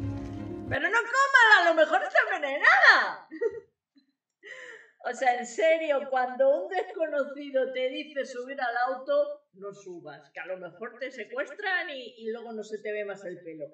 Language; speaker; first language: Spanish; native; Spanish